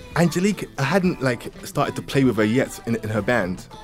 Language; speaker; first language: English; native; English